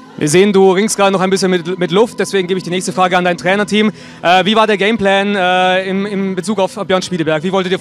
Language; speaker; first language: German; native; German